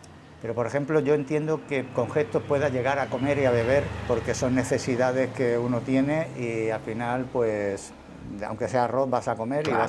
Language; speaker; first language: Spanish; native; Spanish